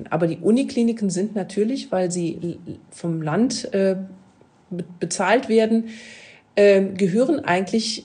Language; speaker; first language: German; native; German